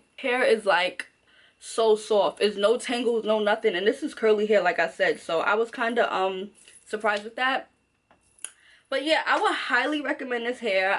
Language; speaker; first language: English; native; English